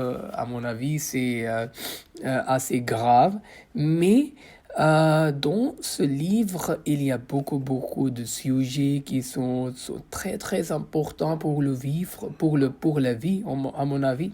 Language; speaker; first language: French; non-native, fluent; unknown